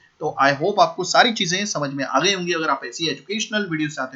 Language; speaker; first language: Hindi; native; Hindi